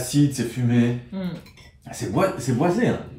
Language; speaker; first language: French; native; French